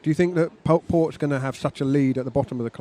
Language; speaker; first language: English; native; English